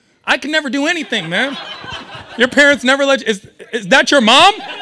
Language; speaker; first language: English; early bilingual, other home language; Persian